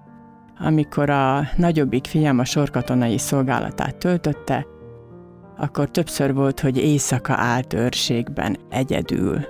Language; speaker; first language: Hungarian; native; Hungarian